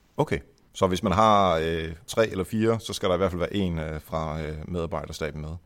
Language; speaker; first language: Danish; early bilingual, other home language; Dutch